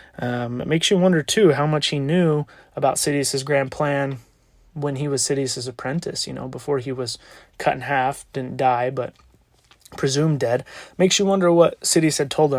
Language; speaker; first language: English; native; English